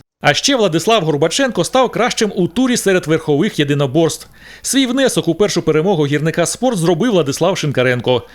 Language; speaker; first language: Ukrainian; native; Ukrainian